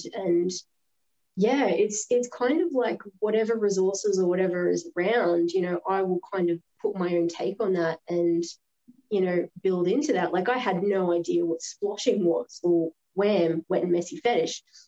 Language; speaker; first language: English; native; English